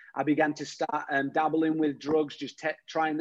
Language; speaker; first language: English; native; English